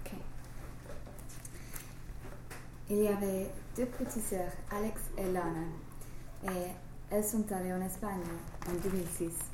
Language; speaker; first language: French; non-native, fluent; English